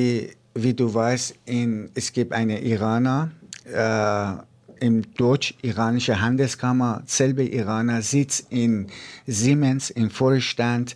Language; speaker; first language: German; non-native, fluent; Persian